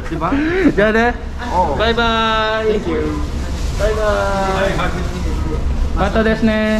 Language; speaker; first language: Japanese; non-native, learner; Filipino